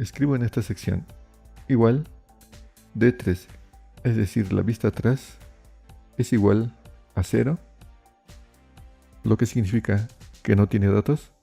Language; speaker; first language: Spanish; native; Spanish